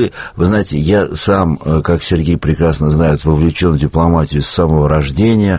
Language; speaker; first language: Russian; native; Russian